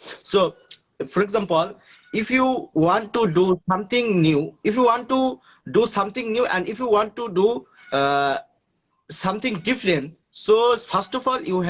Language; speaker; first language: English; non-native, learner; Bangla